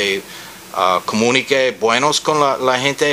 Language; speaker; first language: Spanish; non-native, learner; English